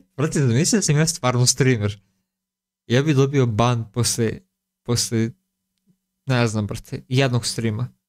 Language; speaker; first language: Bosnian; early bilingual, heritage; Bosnian